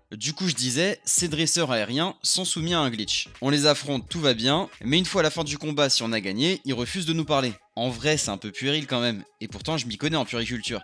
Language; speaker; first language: French; native; French